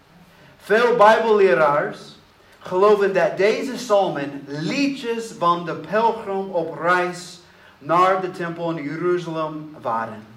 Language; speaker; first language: Dutch; non-native, learner; English